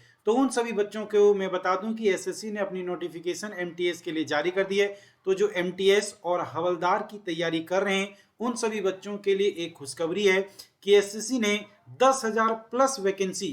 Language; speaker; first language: Hindi; native; Hindi